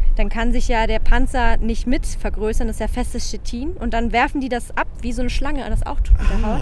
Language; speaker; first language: German; native; German